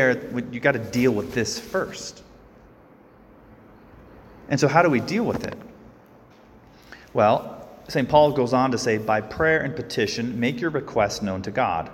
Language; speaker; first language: English; native; English